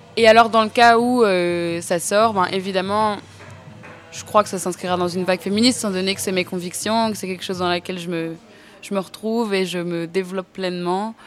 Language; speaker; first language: French; native; French